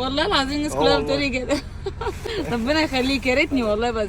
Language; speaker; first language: Arabic; native; Arabic